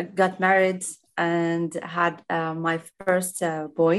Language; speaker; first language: English; non-native, fluent; Arabic